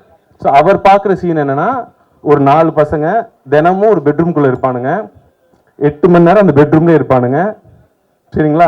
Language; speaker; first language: Tamil; native; Tamil